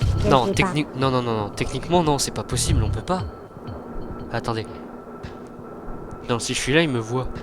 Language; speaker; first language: French; native; French